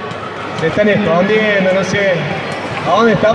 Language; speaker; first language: Spanish; native; Spanish